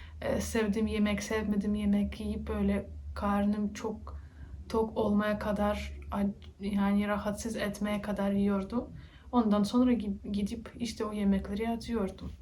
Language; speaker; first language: Turkish; non-native, learner; Russian